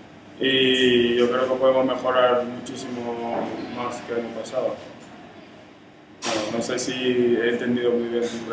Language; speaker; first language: Spanish; non-native, fluent; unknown